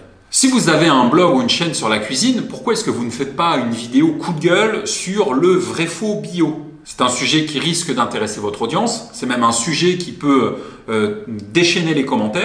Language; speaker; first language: French; native; French